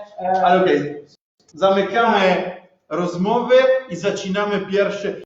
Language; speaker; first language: Polish; non-native, learner; Italian